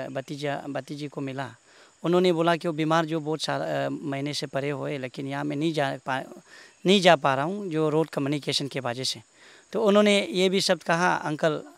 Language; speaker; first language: Hindi; non-native, local second language; Nyishi